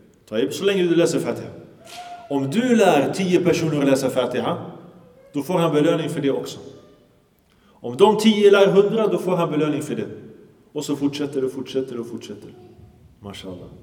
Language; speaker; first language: Swedish; early bilingual, other home language; Arabic